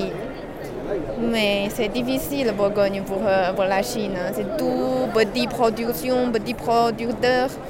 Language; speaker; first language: French; non-native, learner; Chinese